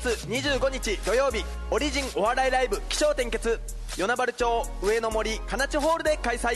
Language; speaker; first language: Japanese; native; Japanese